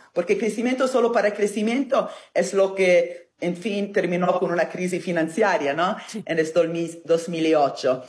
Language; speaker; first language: Spanish; non-native, fluent; Italian